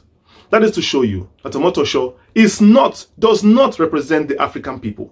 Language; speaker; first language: English; non-native, local second language; Igbo